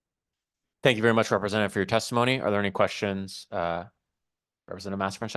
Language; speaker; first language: English; native; English